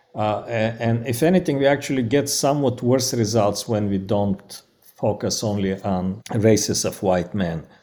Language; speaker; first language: English; non-native, fluent; Bulgarian